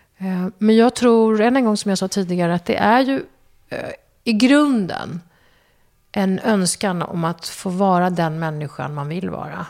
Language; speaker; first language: Swedish; early bilingual, other home language; Kurdish